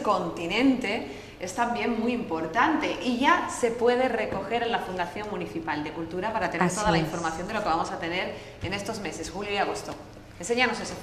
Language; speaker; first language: Spanish; native; Spanish